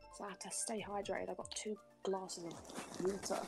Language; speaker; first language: English; native; English